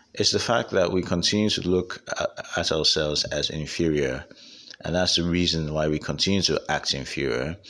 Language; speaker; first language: English; non-native, local second language; Igbo